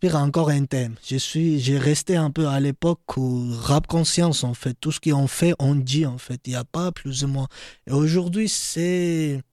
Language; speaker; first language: French; non-native, fluent; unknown